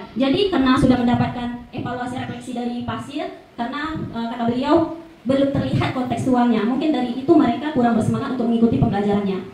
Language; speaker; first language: Indonesian; native; Indonesian